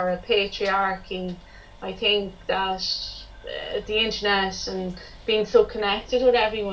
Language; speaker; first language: English; native; English